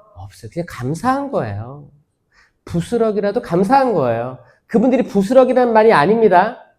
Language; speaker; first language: Korean; native; Korean